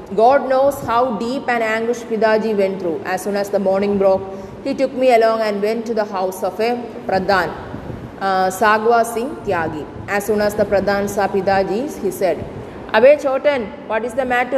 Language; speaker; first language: English; non-native, local second language; Malayalam